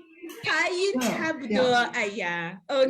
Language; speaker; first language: Chinese; non-native, fluent; English